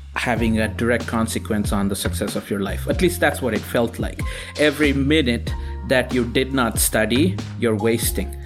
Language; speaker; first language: English; non-native, local second language; Tamil